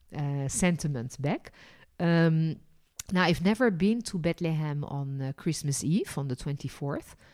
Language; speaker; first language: English; non-native, fluent; Dutch